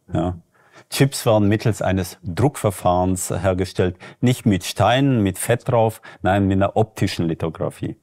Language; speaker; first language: German; native; German